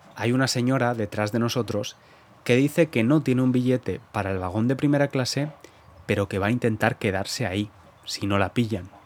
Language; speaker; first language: Spanish; native; Spanish